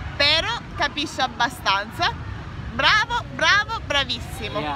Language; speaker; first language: Italian; native; Italian